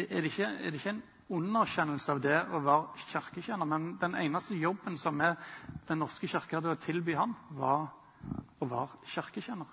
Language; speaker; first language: Norwegian; native; Norwegian